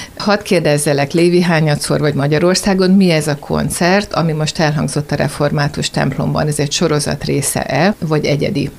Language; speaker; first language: Hungarian; native; Hungarian